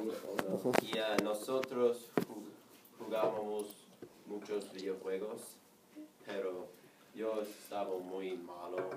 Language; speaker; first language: Spanish; non-native, learner; English